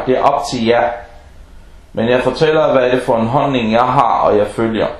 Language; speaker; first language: Danish; non-native, local second language; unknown